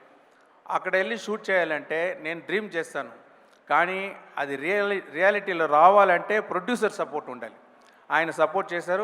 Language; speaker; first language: Telugu; non-native, local second language; Tamil